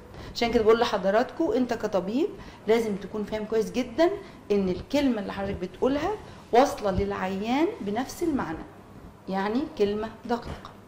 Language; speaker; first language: Arabic; native; Arabic